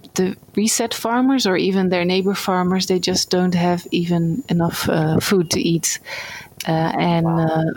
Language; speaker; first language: English; non-native, fluent; Dutch